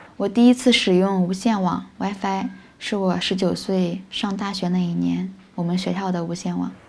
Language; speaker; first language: Chinese; native; Chinese